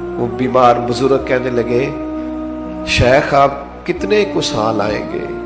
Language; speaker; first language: Urdu; non-native, local second language; Punjabi